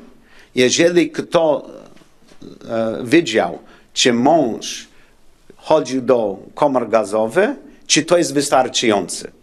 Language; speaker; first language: Polish; non-native, learner; English